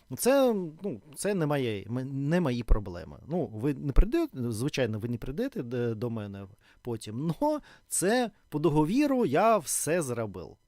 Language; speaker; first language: Ukrainian; non-native, local second language; Russian